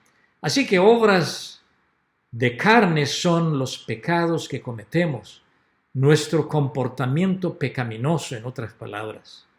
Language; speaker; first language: Spanish; native; Spanish